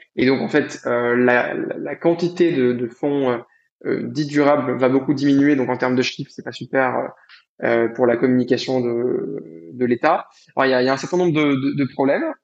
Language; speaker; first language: French; native; French